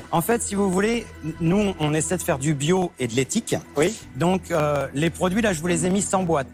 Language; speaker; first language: French; native; French